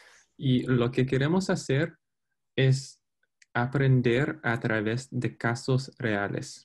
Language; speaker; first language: Spanish; non-native, fluent; English